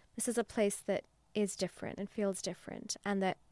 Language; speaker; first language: English; non-native, local second language; Urdu